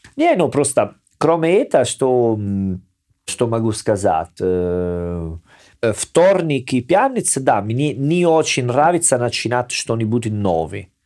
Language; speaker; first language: Russian; non-native, learner; Italian